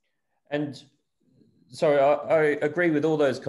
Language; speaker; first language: English; native; English